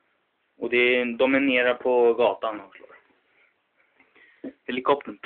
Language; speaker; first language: Swedish; native; Swedish